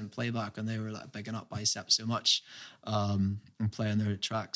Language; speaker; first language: English; native; English